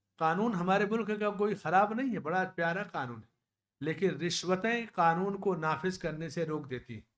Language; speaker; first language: Urdu; native; Urdu